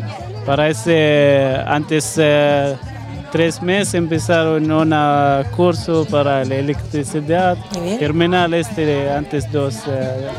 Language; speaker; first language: Spanish; non-native, learner; Arabic